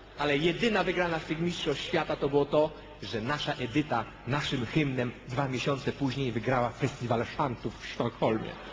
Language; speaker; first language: Polish; native; Polish